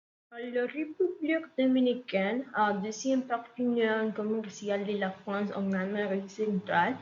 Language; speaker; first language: French; non-native, learner; Spanish